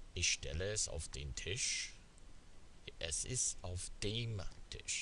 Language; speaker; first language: German; non-native, fluent; English